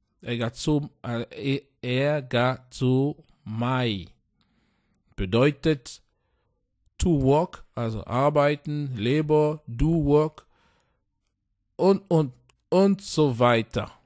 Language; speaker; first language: German; non-native, fluent; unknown